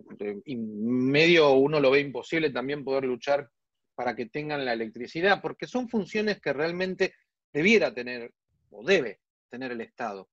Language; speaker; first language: Spanish; native; Spanish